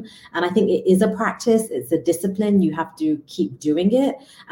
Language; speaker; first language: English; native; English